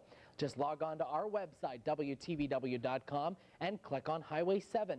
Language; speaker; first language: English; native; English